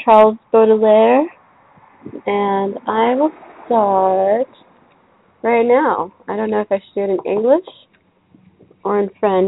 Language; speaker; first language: English; native; English